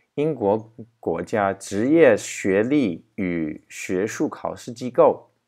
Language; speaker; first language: Chinese; non-native, fluent; English